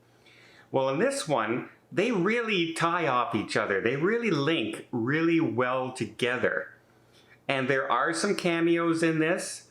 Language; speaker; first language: English; native; English